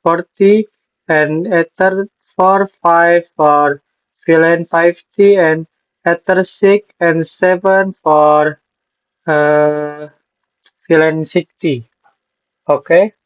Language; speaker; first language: English; non-native, learner; Indonesian